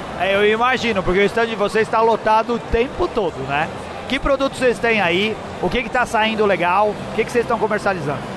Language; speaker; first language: Portuguese; native; Portuguese